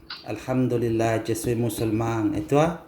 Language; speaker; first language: French; non-native, learner; Indonesian